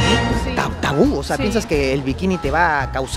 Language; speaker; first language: Spanish; native; Spanish